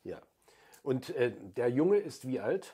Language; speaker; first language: German; native; German